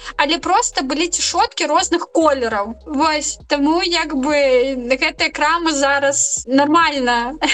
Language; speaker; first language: Belarusian; non-native, local second language; Russian